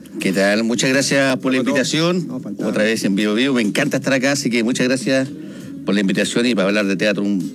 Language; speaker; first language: Spanish; native; Spanish